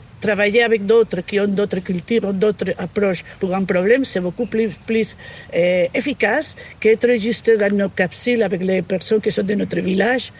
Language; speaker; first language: French; non-native, fluent; Spanish